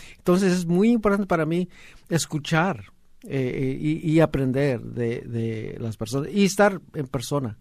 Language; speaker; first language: Spanish; native; Spanish